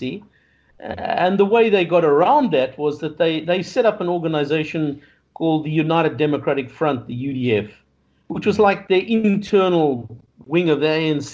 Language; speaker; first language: English; native; English